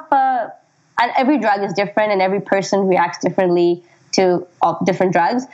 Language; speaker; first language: English; non-native, local second language; Urdu